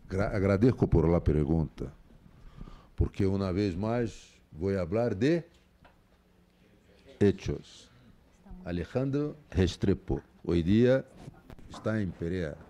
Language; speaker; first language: Spanish; non-native, fluent; Portuguese